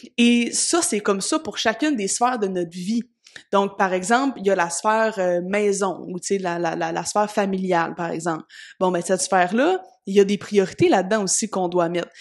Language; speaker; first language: French; native; French